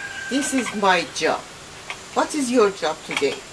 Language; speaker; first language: English; non-native, learner; Persian